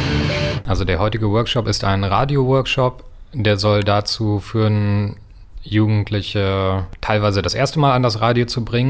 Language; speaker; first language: German; native; German